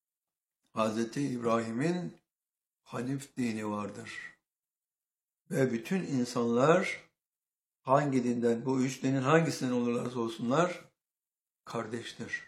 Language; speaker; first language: Turkish; native; Turkish